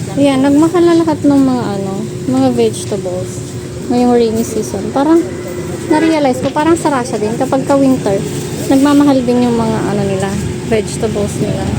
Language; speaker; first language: Filipino; native; Filipino